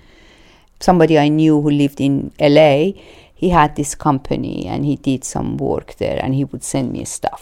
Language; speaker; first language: English; non-native, fluent; Persian